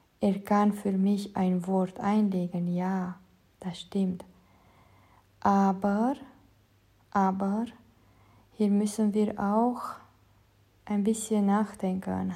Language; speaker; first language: German; non-native, fluent; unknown